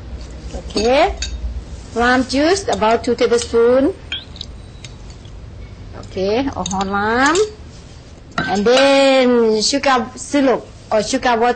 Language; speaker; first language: English; non-native, learner; Thai